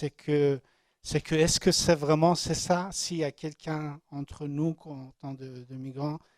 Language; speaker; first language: French; non-native, learner; Persian